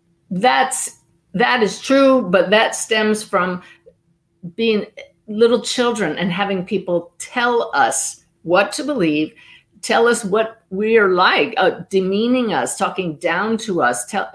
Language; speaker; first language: English; native; English